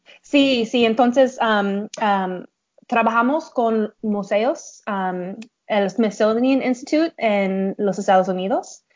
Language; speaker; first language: Spanish; non-native, learner; English